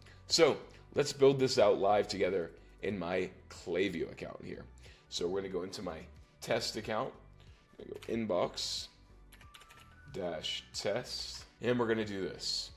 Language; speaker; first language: English; native; English